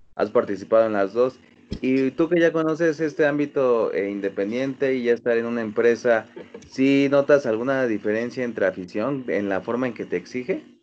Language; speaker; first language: Spanish; native; Spanish